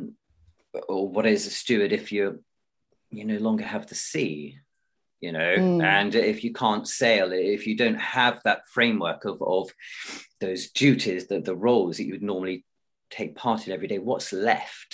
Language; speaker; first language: English; native; English